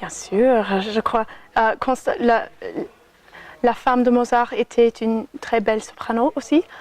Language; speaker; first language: French; non-native, fluent; English